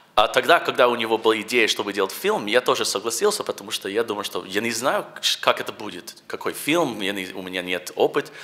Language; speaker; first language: Russian; non-native, learner; English